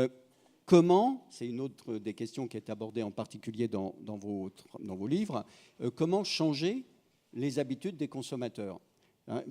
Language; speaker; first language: French; native; French